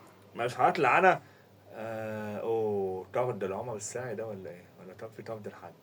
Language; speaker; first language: Arabic; native; Arabic